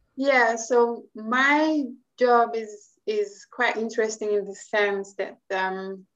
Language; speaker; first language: English; non-native, fluent; Hungarian